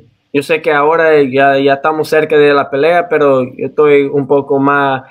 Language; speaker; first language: Spanish; early bilingual, heritage; Spanish